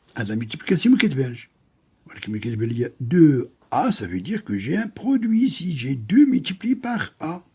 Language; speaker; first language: French; non-native, local second language; Arabic